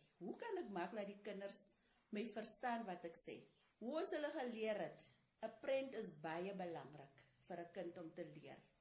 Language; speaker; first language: Afrikaans; non-native, local second language; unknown